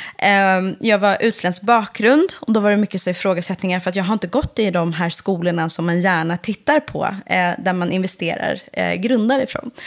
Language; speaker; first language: Swedish; early bilingual, other home language; Persian